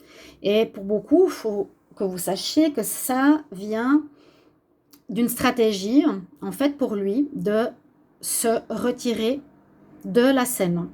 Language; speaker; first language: French; native; French